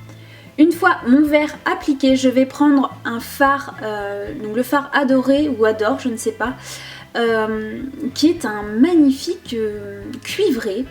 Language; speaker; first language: French; native; French